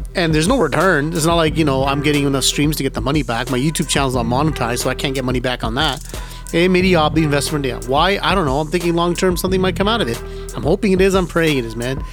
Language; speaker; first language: Punjabi; early bilingual, heritage; Punjabi